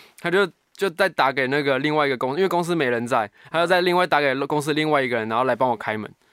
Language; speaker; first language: Chinese; native; Chinese